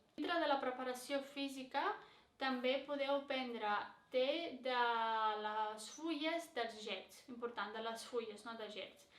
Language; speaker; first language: Catalan; non-native, fluent; Greek